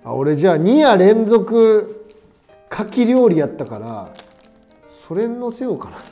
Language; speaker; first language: Japanese; native; Japanese